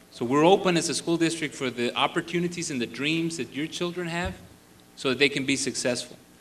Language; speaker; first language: English; early bilingual, other home language; Spanish